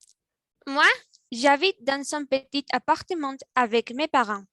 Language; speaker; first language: French; non-native, learner; Spanish